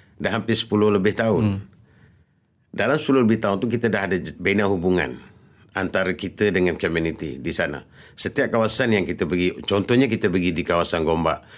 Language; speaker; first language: Malay; early bilingual, other home language; Rohingya